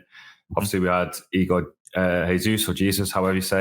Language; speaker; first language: English; native; English